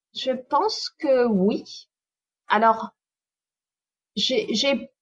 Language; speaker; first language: French; native; French